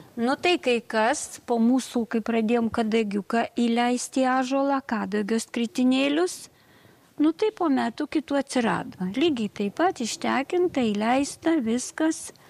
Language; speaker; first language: Lithuanian; native; Lithuanian